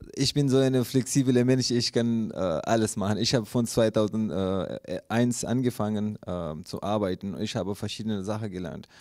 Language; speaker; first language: German; non-native, learner; Urdu